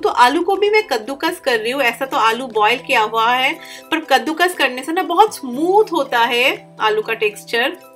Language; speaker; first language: Hindi; non-native, local second language; Bangla